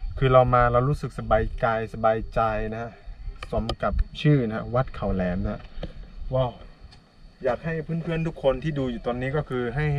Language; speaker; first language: Thai; non-native, local second language; Karen languages